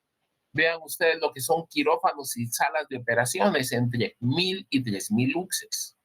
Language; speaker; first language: Spanish; native; Spanish